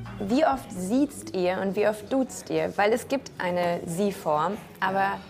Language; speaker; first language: German; native; German